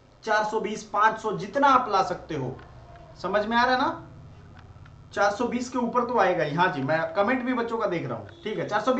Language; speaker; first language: Hindi; native; Hindi